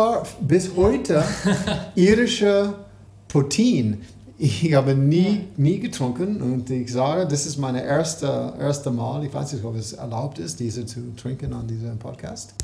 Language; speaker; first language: German; non-native, learner; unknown